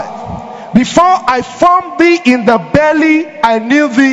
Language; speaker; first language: English; non-native, local second language; Yoruba